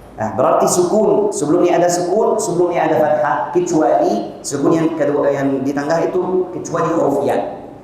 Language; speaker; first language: Malay; non-native, fluent; Arabic